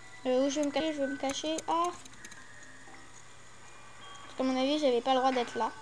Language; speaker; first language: French; native; French